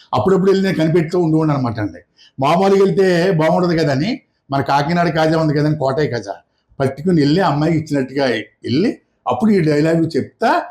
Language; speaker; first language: Telugu; native; Telugu